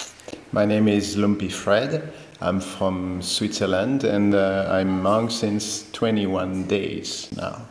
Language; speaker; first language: English; non-native, fluent; French